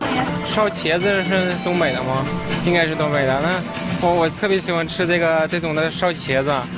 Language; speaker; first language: Chinese; non-native, fluent; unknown